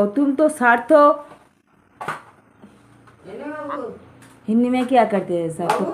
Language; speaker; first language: Hindi; non-native, local second language; Bangla